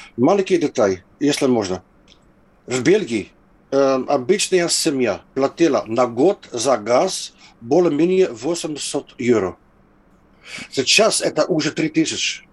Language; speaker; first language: Russian; non-native, fluent; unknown